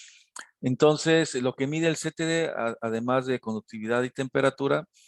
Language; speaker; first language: Spanish; native; Spanish